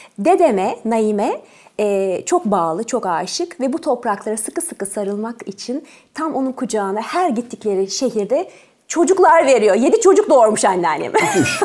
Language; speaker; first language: Turkish; early bilingual, other home language; French